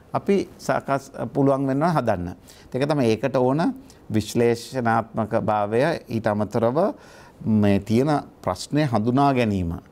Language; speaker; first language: Sinhala; native; Sinhala